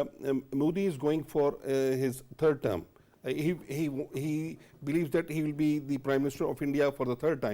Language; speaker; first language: English; non-native, local second language; Urdu